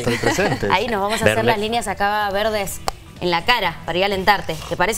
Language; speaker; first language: Spanish; native; Spanish